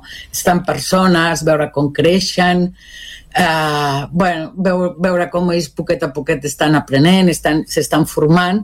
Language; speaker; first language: Catalan; non-native, local second language; Spanish